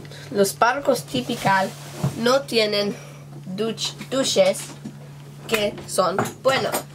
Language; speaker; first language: Spanish; non-native, learner; English